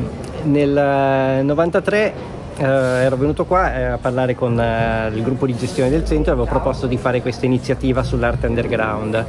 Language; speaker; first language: Italian; native; Italian